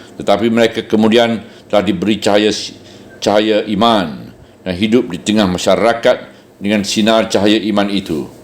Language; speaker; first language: Malay; native; Malay